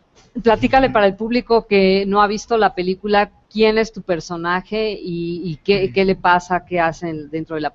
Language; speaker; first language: Spanish; native; Spanish